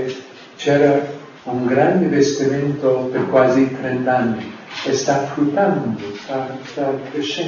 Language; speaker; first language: Italian; non-native, fluent; English